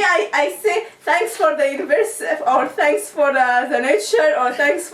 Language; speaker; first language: English; non-native, learner; Arabic